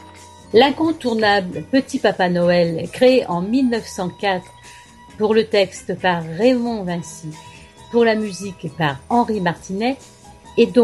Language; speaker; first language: French; native; French